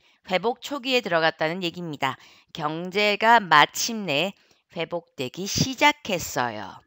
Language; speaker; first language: Korean; native; Korean